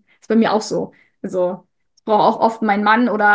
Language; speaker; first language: German; native; German